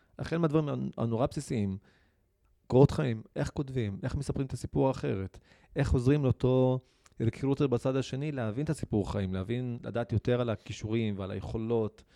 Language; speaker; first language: Hebrew; non-native, local second language; Arabic